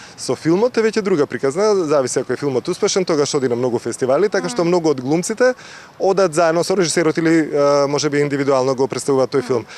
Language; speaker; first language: Macedonian; native; Macedonian